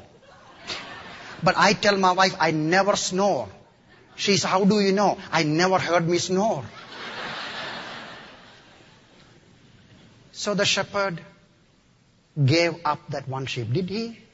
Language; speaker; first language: English; non-native, local second language; Malayalam